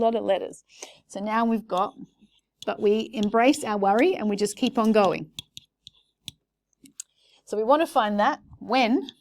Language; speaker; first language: English; native; English